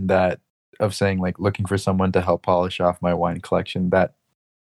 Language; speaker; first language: English; native; English